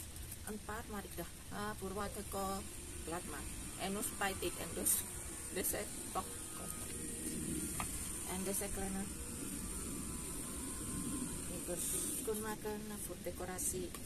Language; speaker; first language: Dutch; non-native, learner; Indonesian